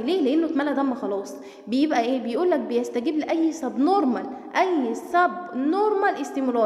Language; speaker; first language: Arabic; native; Arabic